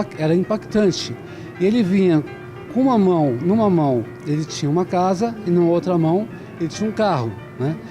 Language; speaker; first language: Portuguese; native; Portuguese